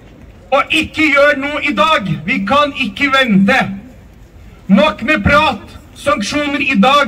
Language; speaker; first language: Norwegian; non-native, fluent; Chechen